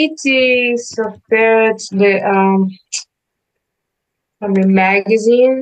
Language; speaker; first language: Hebrew; non-native, learner; English